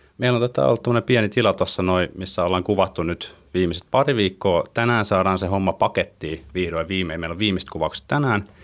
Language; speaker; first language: Finnish; native; Finnish